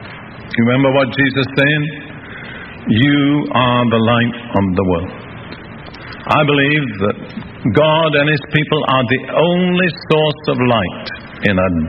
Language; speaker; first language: English; native; English